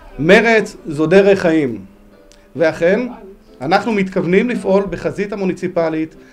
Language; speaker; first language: Hebrew; native; Hebrew